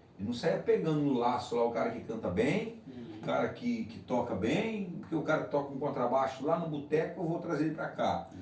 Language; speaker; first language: Portuguese; native; Portuguese